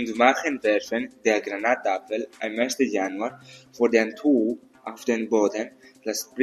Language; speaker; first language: German; non-native, learner; Greek